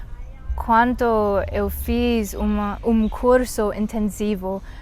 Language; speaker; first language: Portuguese; non-native, learner; Chinese